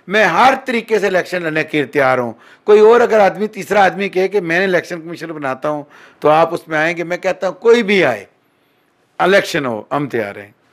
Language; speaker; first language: Urdu; non-native, local second language; Pahari-Potwari